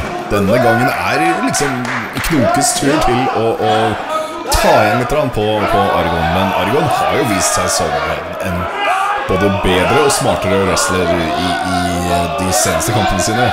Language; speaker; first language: Norwegian; native; Norwegian